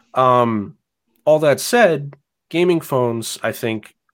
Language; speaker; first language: English; native; English